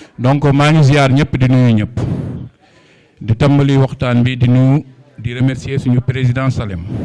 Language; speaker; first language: Wolof; non-native, local second language; Fula